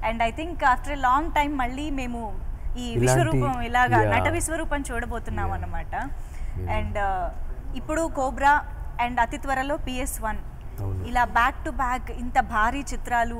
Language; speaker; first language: Telugu; native; Telugu